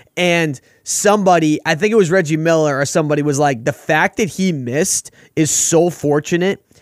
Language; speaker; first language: English; native; English